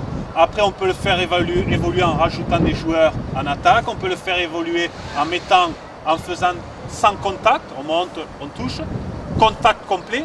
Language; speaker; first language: French; native; French